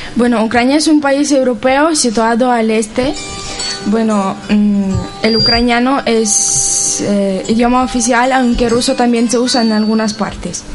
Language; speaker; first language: Spanish; non-native, learner; Ukrainian